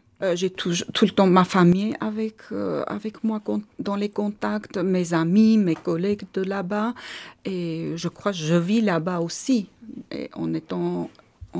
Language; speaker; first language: French; non-native, fluent; Armenian